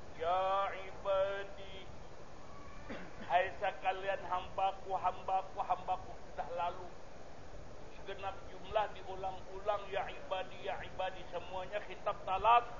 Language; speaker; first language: Indonesian; non-native, local second language; Banjar